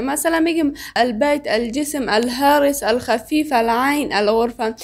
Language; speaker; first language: Arabic; non-native, learner; Persian